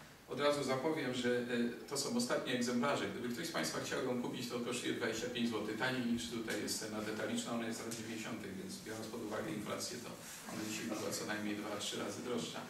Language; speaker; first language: Polish; native; Polish